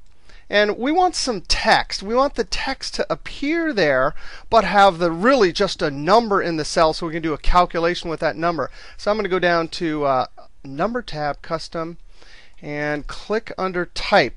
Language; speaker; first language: English; native; English